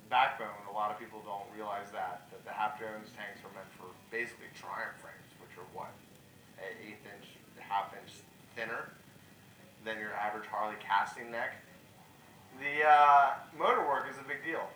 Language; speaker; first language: English; native; English